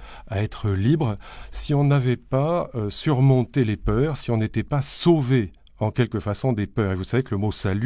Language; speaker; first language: French; native; French